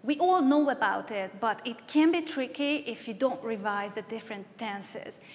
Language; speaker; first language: English; non-native, fluent; Hungarian